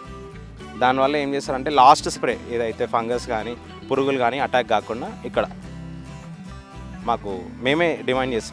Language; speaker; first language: Telugu; native; Telugu